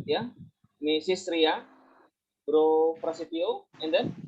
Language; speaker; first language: English; non-native, fluent; Indonesian